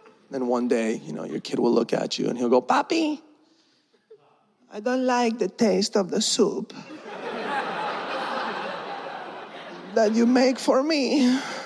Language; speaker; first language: English; early bilingual, other home language; Spanish